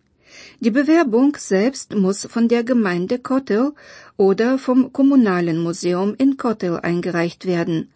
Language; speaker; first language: German; non-native, fluent; Bulgarian